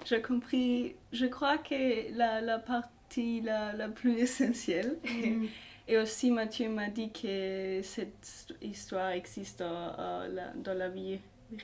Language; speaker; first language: French; non-native, learner; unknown